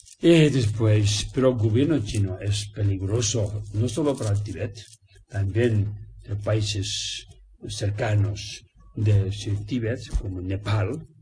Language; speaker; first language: Spanish; non-native, learner; Tibetan